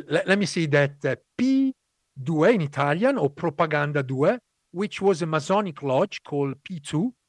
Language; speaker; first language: English; non-native, fluent; Italian